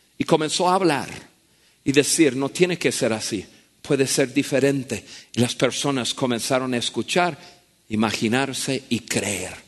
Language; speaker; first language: Spanish; non-native, fluent; English